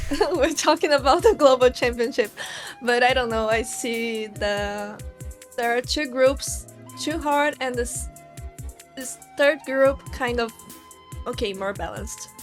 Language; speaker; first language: English; non-native, fluent; Portuguese